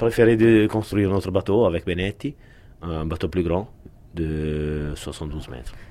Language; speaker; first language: French; non-native, learner; Italian